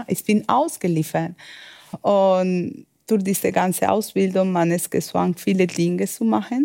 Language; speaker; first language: German; non-native, fluent; Spanish